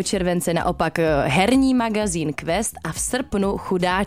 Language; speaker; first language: Czech; native; Czech